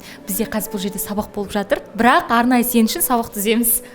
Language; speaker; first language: Kazakh; native; Kazakh